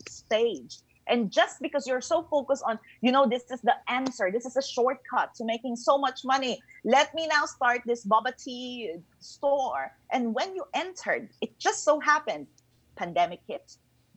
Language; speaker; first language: English; non-native, local second language; Filipino